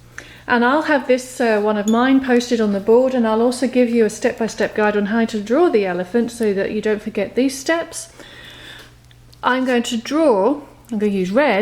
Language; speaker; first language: English; native; English